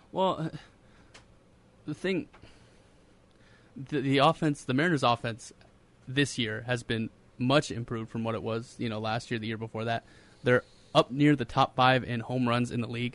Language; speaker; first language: English; native; English